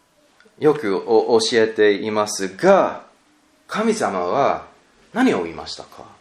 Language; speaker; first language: Japanese; non-native, learner; English